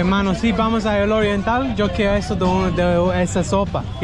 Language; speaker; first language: Spanish; non-native, learner; English